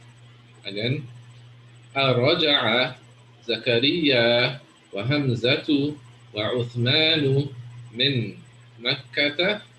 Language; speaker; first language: Arabic; non-native, fluent; English